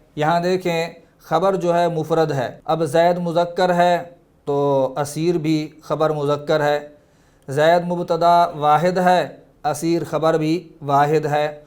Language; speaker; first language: Urdu; native; Urdu